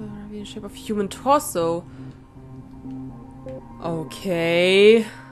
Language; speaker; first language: German; native; German